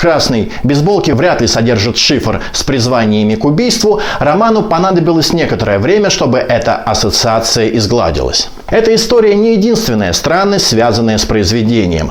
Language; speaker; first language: Russian; native; Russian